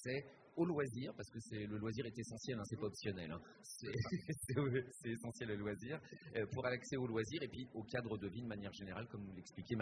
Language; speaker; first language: French; native; French